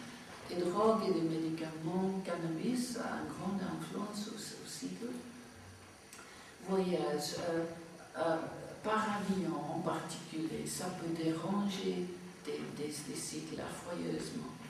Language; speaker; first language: French; non-native, fluent; English